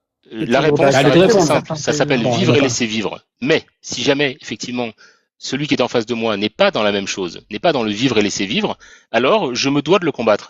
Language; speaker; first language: French; native; French